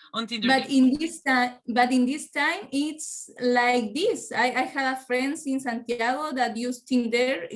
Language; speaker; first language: English; non-native, learner; Spanish